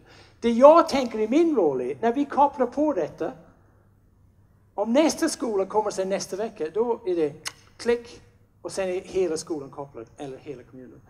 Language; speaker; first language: Swedish; non-native, fluent; English